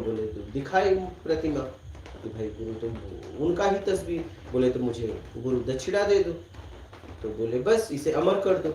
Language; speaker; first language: Hindi; native; Hindi